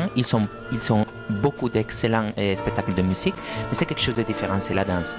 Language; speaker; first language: French; non-native, fluent; Spanish